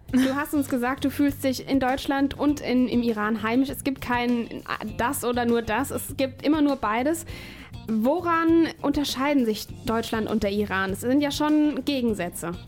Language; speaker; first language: German; native; German